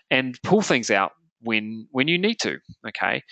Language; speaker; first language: English; native; English